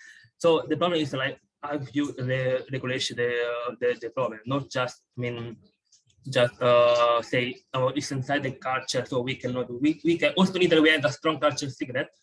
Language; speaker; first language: English; non-native, fluent; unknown